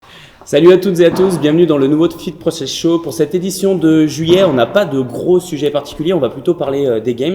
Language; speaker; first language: French; native; French